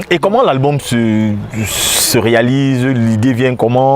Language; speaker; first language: French; native; French